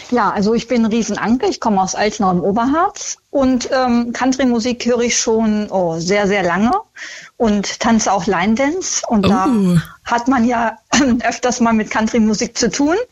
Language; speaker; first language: German; native; German